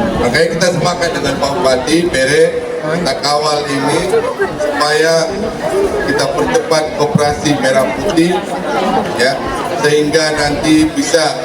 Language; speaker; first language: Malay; non-native, local second language; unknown